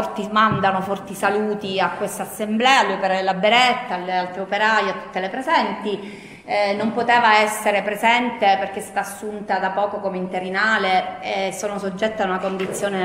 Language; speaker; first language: Italian; native; Italian